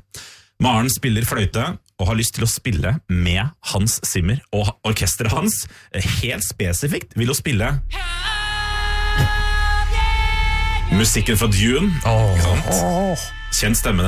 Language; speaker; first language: Norwegian; native; Norwegian